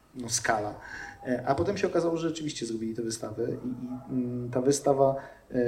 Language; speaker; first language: Polish; native; Polish